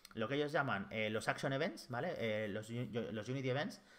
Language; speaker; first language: Spanish; native; Spanish